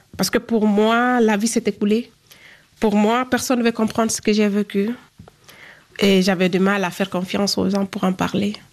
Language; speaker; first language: French; non-native, local second language; Fula